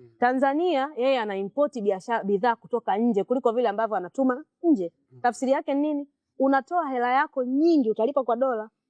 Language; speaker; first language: Swahili; native; Swahili